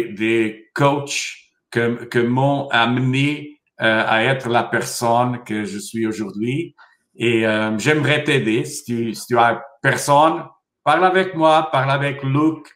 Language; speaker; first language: French; non-native, fluent; Portuguese